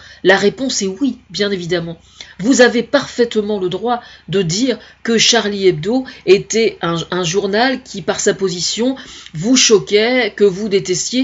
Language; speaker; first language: French; native; French